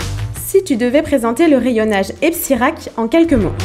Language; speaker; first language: French; native; French